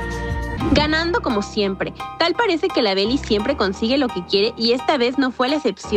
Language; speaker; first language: Spanish; native; Spanish